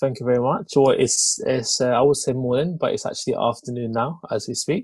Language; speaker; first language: English; early bilingual, other home language; Lingala